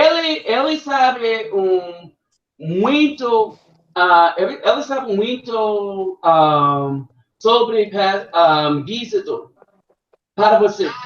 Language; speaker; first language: Portuguese; non-native, learner; English